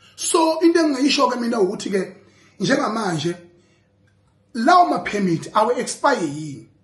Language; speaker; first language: Zulu; native; Zulu